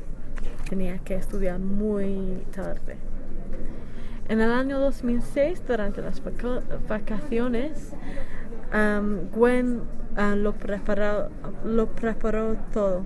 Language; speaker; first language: Spanish; non-native, learner; English